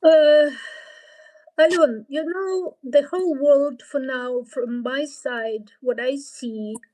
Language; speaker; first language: English; non-native, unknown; Ukrainian